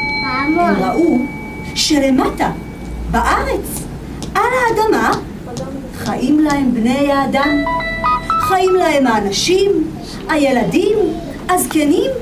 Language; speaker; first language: Hebrew; native; Hebrew